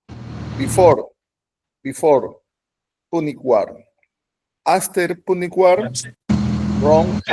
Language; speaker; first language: English; non-native, learner; Spanish